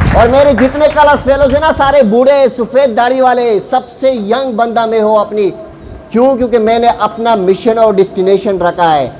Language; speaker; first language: Urdu; non-native, local second language; Pashto